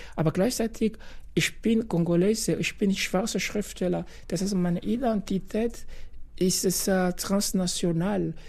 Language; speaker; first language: German; non-native, fluent; Luba-Lulua